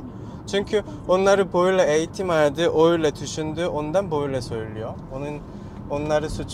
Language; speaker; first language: Turkish; non-native, learner; Korean